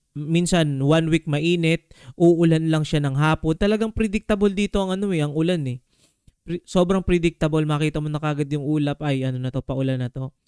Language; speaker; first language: Filipino; native; Filipino